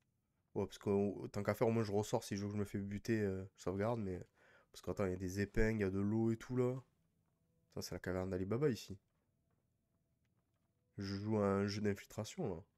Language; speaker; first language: French; native; French